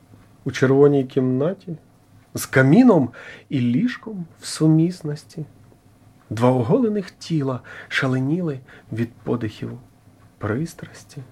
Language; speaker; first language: Ukrainian; native; Ukrainian